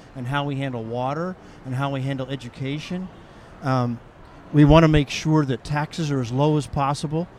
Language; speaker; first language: English; native; English